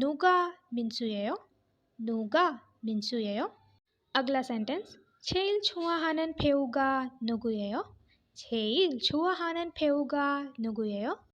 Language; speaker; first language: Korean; non-native, fluent; Hindi